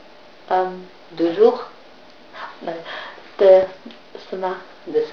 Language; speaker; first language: French; non-native, learner; English